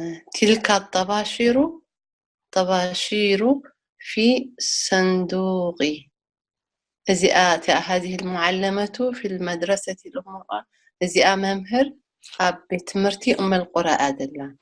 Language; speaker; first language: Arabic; non-native, learner; Tigrinya